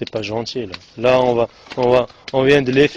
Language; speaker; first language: French; native; French